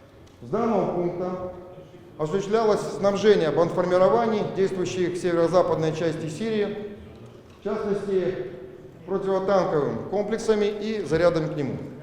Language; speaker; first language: Russian; native; Russian